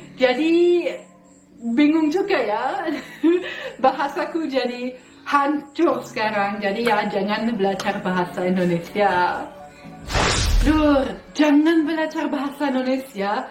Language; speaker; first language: Indonesian; non-native, fluent; German